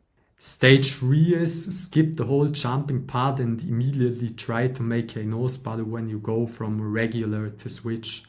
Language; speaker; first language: English; non-native, fluent; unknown